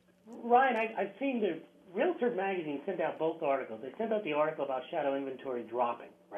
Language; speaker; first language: English; native; English